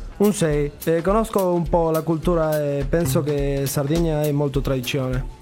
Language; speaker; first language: Italian; non-native, learner; Spanish